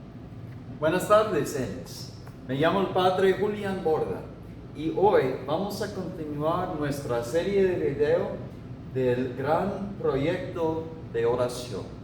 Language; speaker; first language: Spanish; non-native, fluent; English